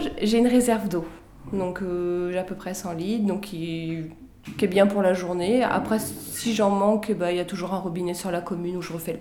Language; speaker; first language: French; native; French